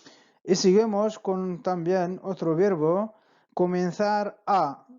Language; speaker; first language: Spanish; non-native, fluent; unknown